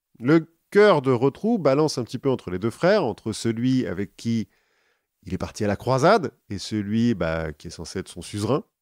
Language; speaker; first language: French; native; French